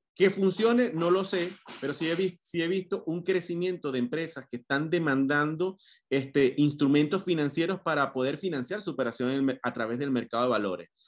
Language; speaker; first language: Spanish; native; Spanish